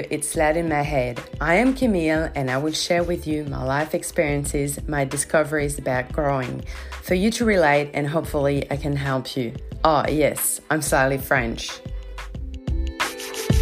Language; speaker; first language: English; non-native, fluent; French